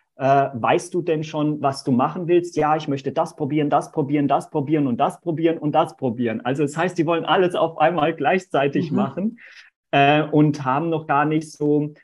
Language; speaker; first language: German; early bilingual, other home language; Portuguese